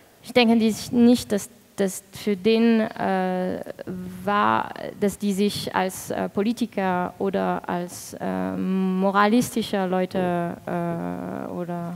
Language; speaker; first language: German; non-native, fluent; French